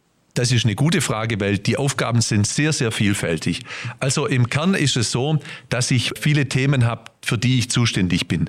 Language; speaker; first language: German; native; German